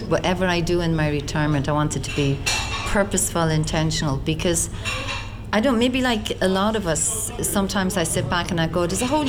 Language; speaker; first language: English; native; English